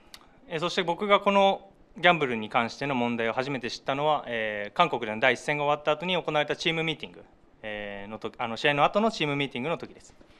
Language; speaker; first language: Japanese; native; Japanese